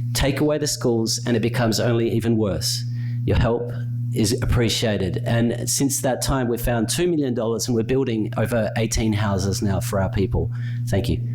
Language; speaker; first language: English; native; English